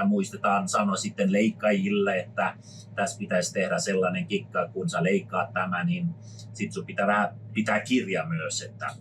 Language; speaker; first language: Finnish; non-native, fluent; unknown